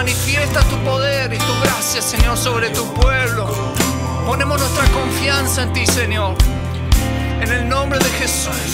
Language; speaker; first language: Spanish; native; Spanish